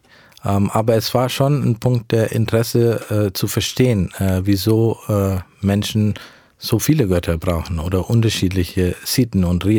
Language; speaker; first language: German; early bilingual, heritage; German